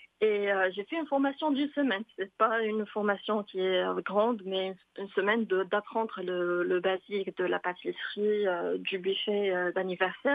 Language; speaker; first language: French; non-native, local second language; Arabic